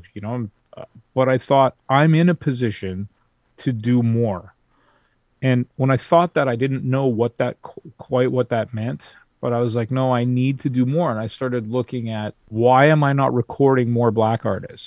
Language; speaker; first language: English; native; English